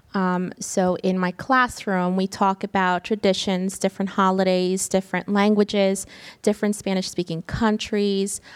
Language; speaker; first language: English; early bilingual, other home language; Spanish